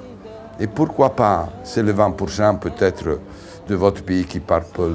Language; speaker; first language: French; non-native, fluent; Italian